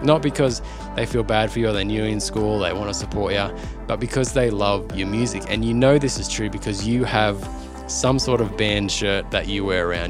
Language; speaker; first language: English; native; English